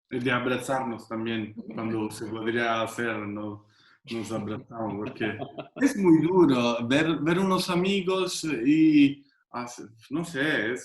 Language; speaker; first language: Spanish; non-native, fluent; Italian